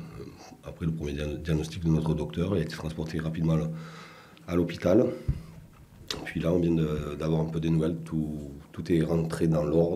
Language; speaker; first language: French; native; French